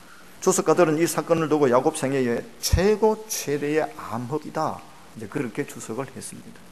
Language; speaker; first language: Korean; native; Korean